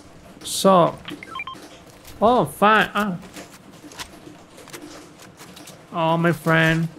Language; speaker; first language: English; non-native, learner; Spanish